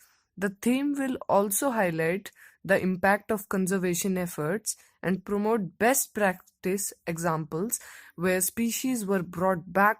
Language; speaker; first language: English; non-native, local second language; Hindi